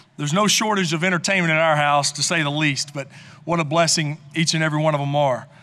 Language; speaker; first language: English; native; English